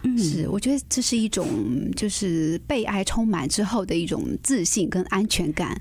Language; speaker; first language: Chinese; native; Chinese